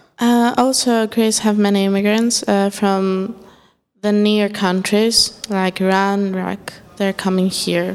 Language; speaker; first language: English; non-native, learner; Greek